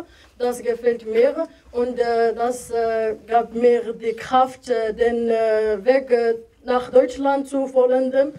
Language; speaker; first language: German; non-native, learner; Arabic